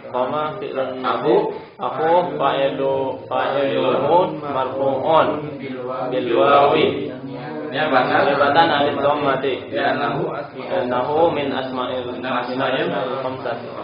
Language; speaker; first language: Arabic; non-native, learner; Indonesian